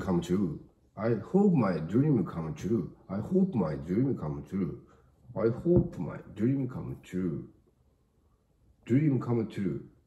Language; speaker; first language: English; non-native, learner; Japanese